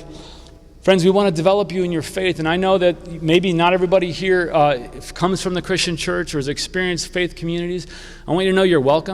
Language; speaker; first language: English; native; English